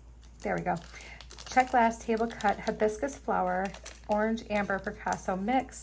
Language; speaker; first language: English; native; English